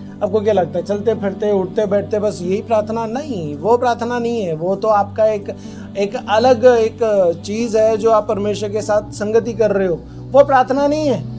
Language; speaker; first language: Hindi; non-native, local second language; Marathi